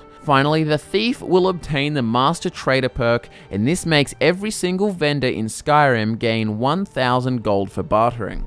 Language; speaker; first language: English; native; English